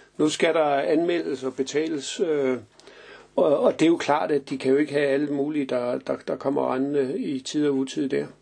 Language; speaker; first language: Danish; native; Danish